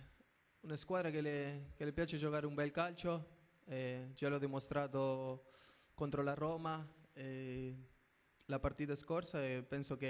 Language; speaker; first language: Italian; non-native, fluent; Spanish